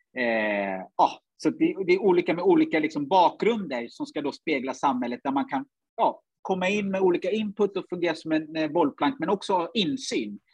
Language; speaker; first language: Swedish; early bilingual, other home language; Ganda